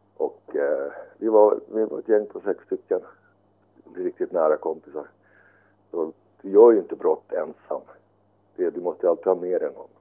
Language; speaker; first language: Swedish; early bilingual, other home language; Finnish